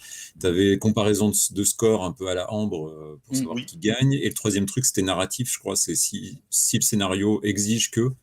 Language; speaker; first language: French; native; French